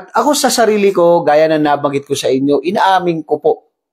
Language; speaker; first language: Filipino; non-native, local second language; Maranao